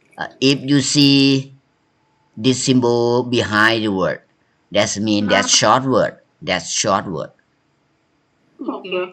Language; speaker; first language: English; non-native, learner; Thai